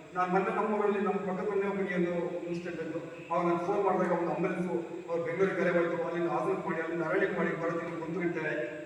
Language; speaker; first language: Kannada; non-native, local second language; Malayalam